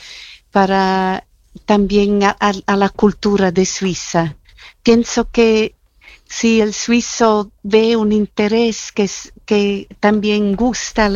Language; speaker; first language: Spanish; non-native, fluent; German